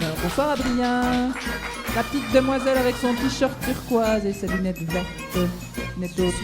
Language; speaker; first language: French; native; French